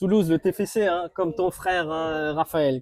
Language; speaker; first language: French; native; French